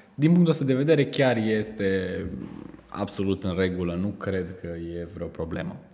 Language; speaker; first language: Romanian; native; Romanian